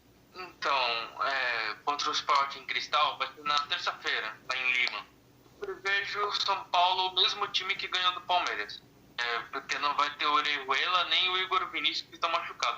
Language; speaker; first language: Portuguese; native; Portuguese